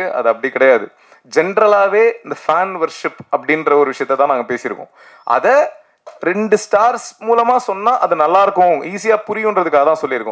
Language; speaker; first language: Tamil; native; Tamil